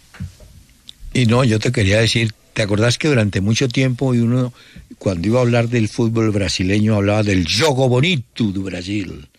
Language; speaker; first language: Spanish; native; Spanish